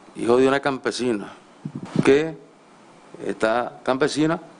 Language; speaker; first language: Spanish; native; Spanish